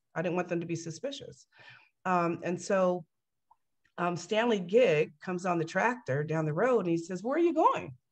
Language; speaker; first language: English; native; English